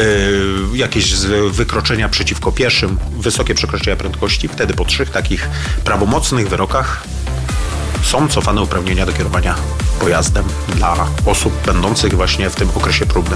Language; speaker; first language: Polish; native; Polish